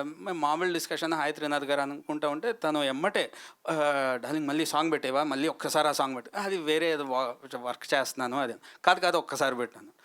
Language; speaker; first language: Telugu; native; Telugu